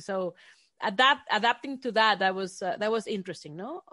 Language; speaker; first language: English; non-native, fluent; Spanish